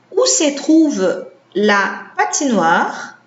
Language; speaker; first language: French; non-native, fluent; Portuguese